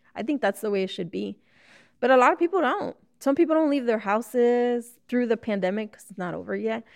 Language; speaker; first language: English; early bilingual, other home language; Spanish